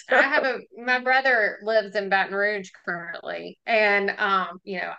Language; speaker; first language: English; native; English